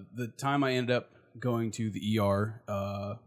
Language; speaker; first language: English; native; English